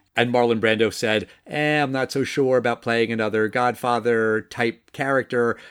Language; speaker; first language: English; native; English